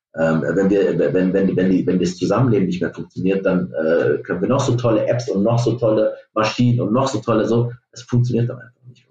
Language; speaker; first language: German; native; German